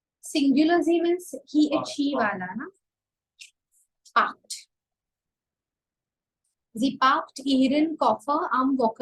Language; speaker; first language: German; non-native, fluent; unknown